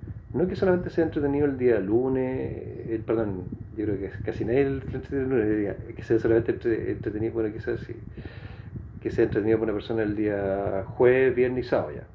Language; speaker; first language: Spanish; native; Spanish